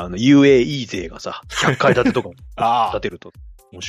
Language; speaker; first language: Japanese; native; Japanese